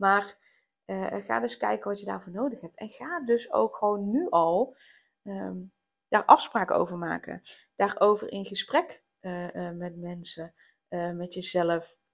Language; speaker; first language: Dutch; native; Dutch